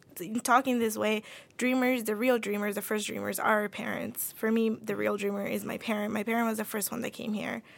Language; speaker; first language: English; early bilingual, other home language; Spanish